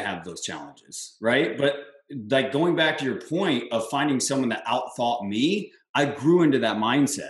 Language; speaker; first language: English; native; English